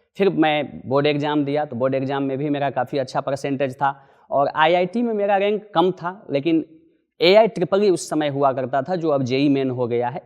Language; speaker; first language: Hindi; non-native, local second language; Maithili